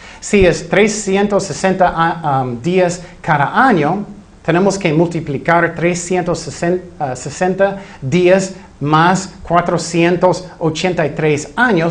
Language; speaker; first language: Spanish; non-native, fluent; English